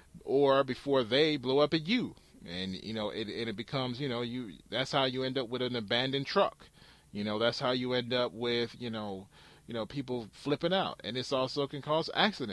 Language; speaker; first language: English; native; English